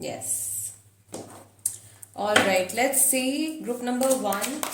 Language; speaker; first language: Hindi; native; Hindi